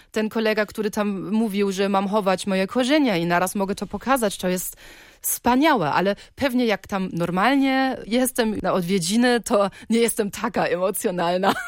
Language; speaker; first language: Polish; early bilingual, heritage; German